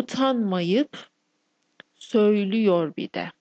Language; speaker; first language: Turkish; non-native, fluent; Persian